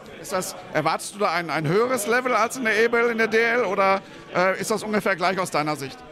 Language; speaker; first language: German; native; German